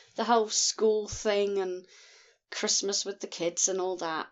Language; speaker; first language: English; native; English